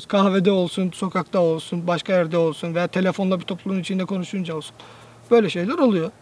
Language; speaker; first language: Turkish; native; Turkish